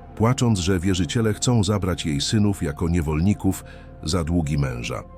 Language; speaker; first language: Polish; native; Polish